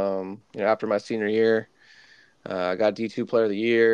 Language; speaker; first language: English; native; English